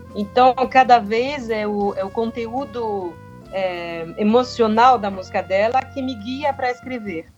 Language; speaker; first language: Portuguese; non-native, fluent; French